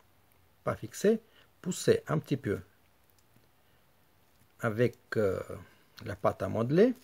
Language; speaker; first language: French; non-native, fluent; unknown